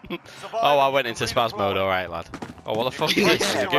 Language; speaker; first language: English; native; English